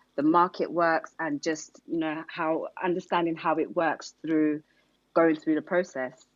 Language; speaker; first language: English; native; English